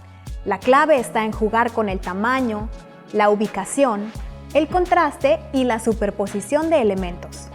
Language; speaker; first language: Spanish; native; Spanish